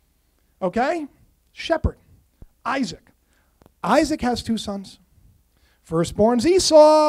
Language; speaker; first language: English; native; English